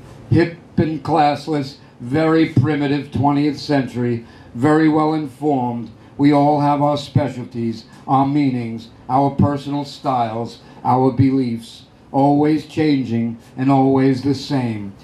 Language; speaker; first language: English; native; English